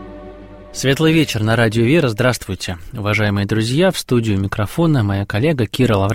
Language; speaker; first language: Russian; native; Russian